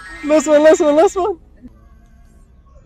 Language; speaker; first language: English; non-native, learner; Korean